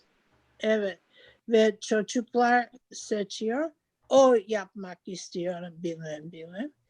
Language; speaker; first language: Turkish; non-native, learner; English